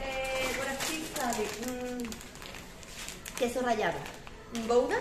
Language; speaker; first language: Spanish; native; Spanish